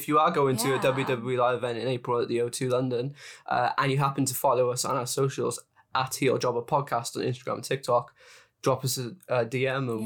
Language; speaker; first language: English; native; English